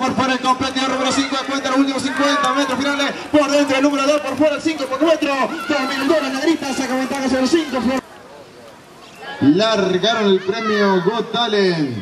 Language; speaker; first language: Spanish; native; Spanish